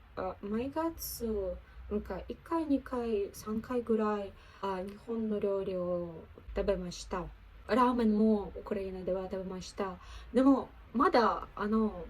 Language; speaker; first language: Japanese; non-native, learner; Ukrainian